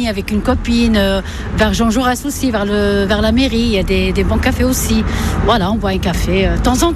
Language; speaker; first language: French; non-native, local second language; Arabic